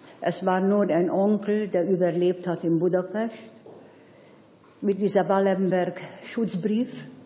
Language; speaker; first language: German; non-native, fluent; Hungarian